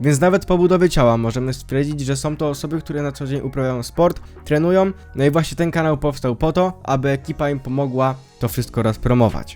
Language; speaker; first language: Polish; native; Polish